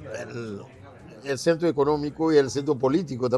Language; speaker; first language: Spanish; non-native, fluent; Haitian Creole